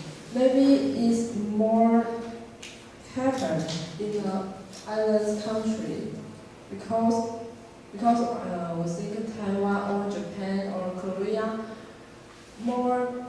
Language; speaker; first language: English; non-native, learner; Chinese